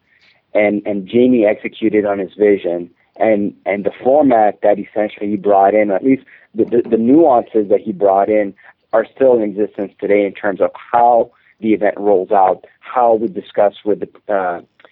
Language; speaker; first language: English; non-native, fluent; French